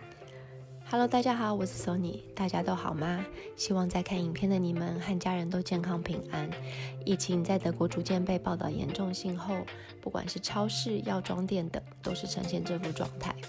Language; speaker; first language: Chinese; native; Chinese